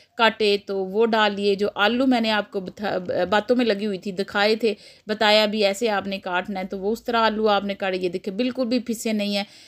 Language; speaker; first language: Urdu; non-native, local second language; Punjabi